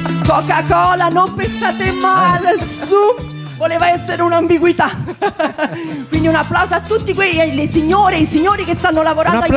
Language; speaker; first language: Italian; native; Italian